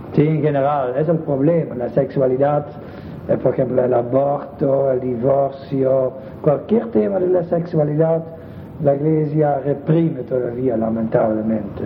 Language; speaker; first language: Spanish; non-native, fluent; Dutch